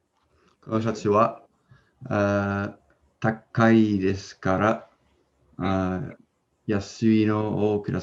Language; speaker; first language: Japanese; non-native, learner; English